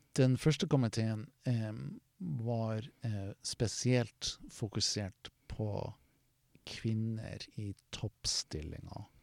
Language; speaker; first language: Norwegian; non-native, fluent; English